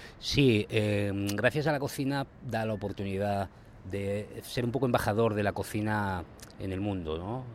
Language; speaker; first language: Spanish; native; Spanish